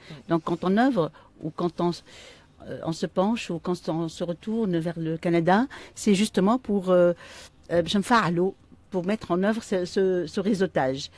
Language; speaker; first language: French; non-native, local second language; Arabic